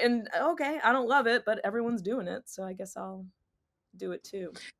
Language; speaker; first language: English; native; English